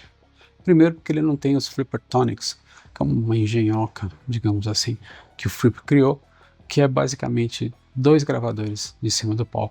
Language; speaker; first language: Portuguese; native; Portuguese